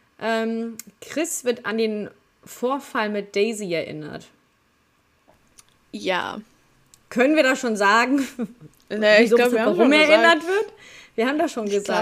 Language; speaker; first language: German; native; German